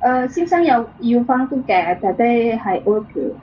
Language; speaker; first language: Cantonese; non-native, learner; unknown